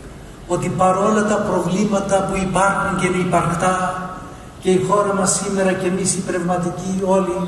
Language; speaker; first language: Greek; native; Greek